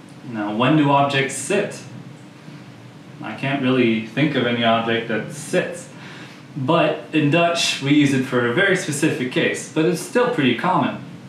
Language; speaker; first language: English; non-native, fluent; Dutch